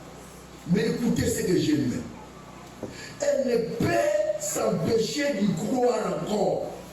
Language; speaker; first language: French; non-native, local second language; Lingala